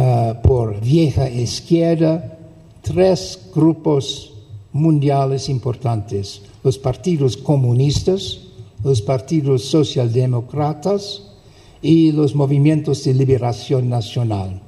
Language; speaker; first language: Spanish; non-native, fluent; English